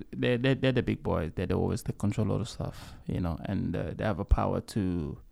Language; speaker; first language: English; early bilingual, other home language; Lingala